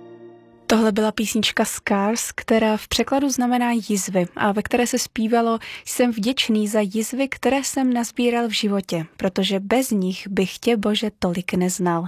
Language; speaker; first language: Czech; native; Czech